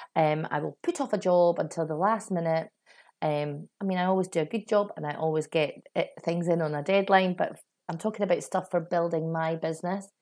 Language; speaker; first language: English; native; English